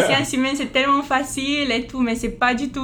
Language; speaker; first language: French; non-native, fluent; Romanian